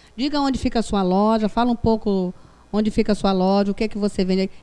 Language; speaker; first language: Portuguese; native; Portuguese